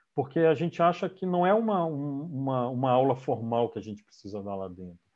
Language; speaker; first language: Portuguese; native; Portuguese